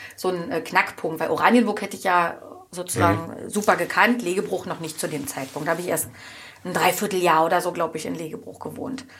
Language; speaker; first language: German; native; German